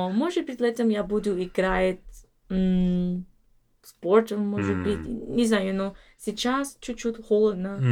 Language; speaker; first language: Russian; non-native, learner; English